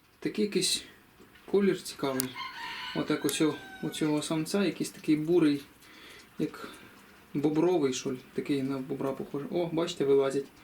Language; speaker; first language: Ukrainian; native; Ukrainian